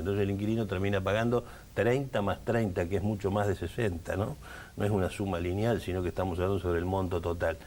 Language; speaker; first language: Spanish; native; Spanish